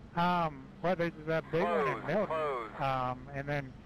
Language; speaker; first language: English; native; English